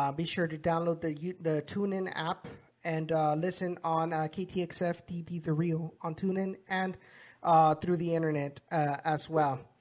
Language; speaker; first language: English; early bilingual, other home language; Spanish